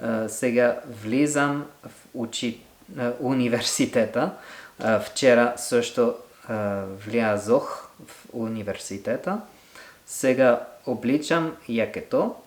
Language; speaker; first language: Bulgarian; non-native, learner; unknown